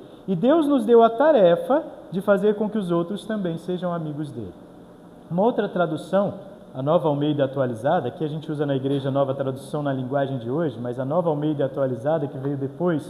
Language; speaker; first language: Portuguese; native; Portuguese